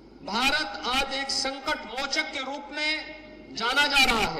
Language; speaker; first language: Hindi; native; Hindi